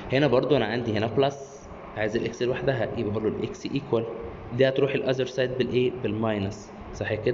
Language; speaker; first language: Arabic; native; Arabic